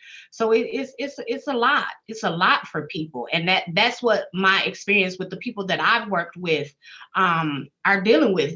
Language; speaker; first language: English; native; English